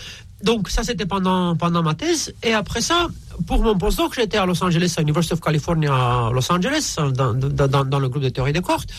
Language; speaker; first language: French; non-native, fluent; Romanian